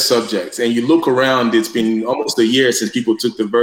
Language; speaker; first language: English; non-native, local second language; Yoruba